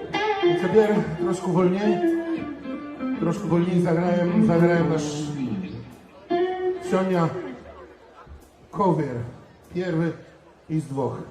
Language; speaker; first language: Polish; non-native, learner; Belarusian